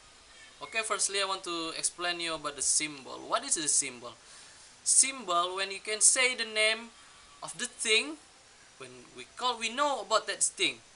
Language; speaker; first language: English; non-native, learner; Indonesian